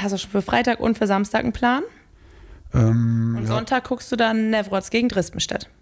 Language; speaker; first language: German; native; German